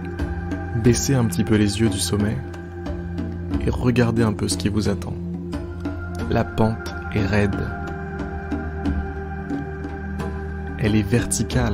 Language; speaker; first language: French; native; French